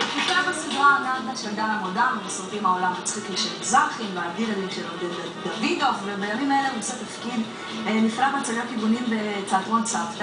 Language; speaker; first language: Hebrew; native; Hebrew